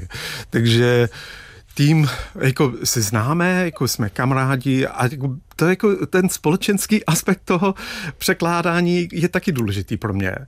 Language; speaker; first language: Czech; non-native, fluent; English